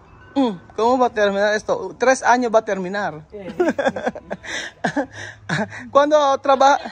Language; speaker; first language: Spanish; non-native, learner; Filipino